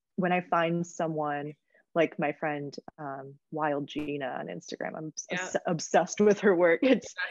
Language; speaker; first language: English; native; English